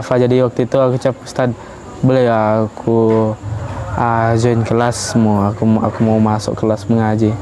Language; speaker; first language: Malay; early bilingual, other home language; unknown